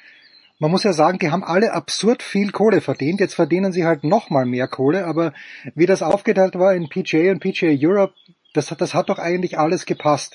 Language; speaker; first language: German; native; German